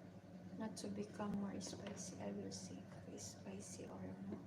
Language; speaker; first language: English; non-native, learner; Bikol